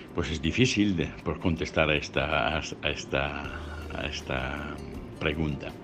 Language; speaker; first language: Spanish; non-native, learner; Italian